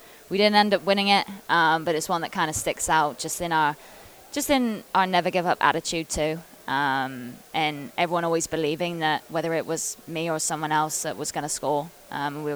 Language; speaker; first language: English; native; English